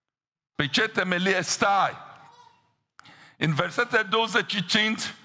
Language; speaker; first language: Romanian; non-native, fluent; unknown